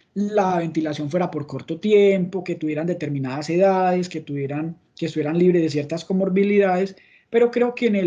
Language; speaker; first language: Spanish; native; Spanish